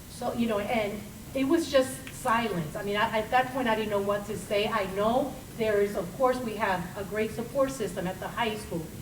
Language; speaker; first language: English; early bilingual, other home language; Spanish